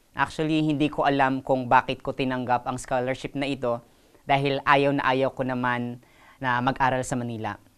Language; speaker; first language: Filipino; non-native, local second language; Waray